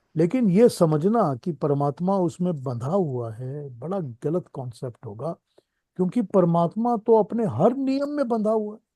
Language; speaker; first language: Hindi; native; Hindi